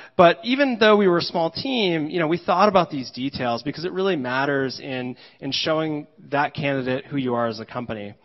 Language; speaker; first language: English; native; English